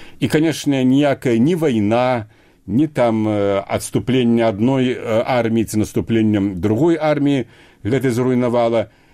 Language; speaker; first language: Belarusian; native; Belarusian